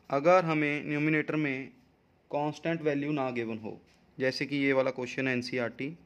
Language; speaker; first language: Hindi; non-native, local second language; Punjabi